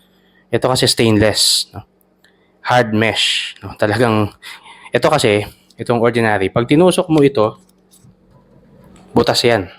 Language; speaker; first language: Filipino; native; Filipino